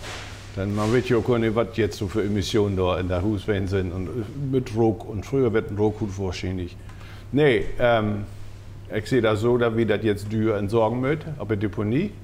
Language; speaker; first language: German; native; German